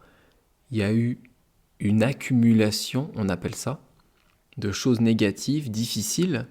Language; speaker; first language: French; native; French